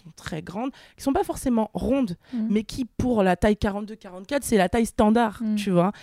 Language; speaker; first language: French; native; French